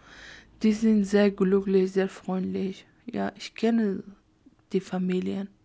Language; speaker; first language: German; non-native, learner; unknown